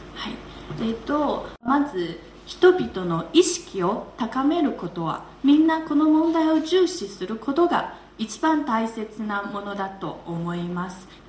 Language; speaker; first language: Japanese; non-native, fluent; Chinese